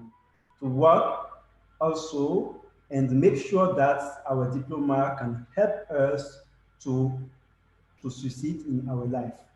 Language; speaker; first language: English; non-native, learner; French